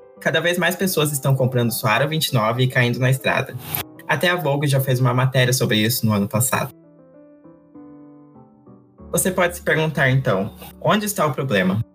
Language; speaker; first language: Portuguese; native; Portuguese